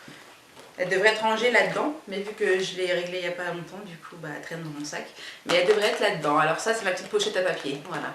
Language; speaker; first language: French; native; French